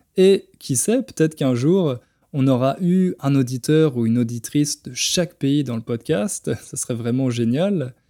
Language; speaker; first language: French; native; French